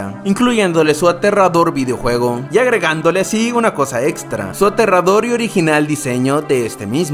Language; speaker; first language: Spanish; native; Spanish